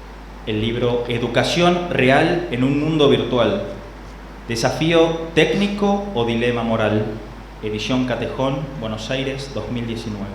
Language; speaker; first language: Spanish; native; Spanish